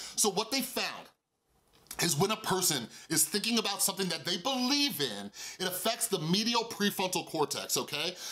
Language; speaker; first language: English; native; English